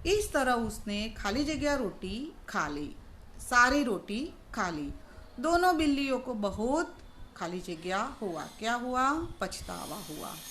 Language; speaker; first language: Hindi; non-native, local second language; Gujarati